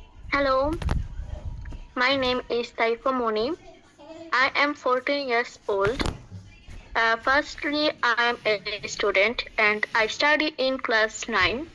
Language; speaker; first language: English; non-native, learner; Bangla